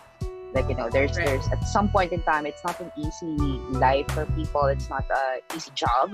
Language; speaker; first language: English; non-native, local second language; Filipino